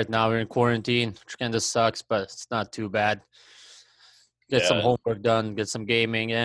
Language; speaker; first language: English; non-native, fluent; Latvian